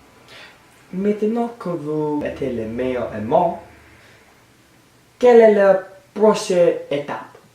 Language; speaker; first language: French; non-native, learner; English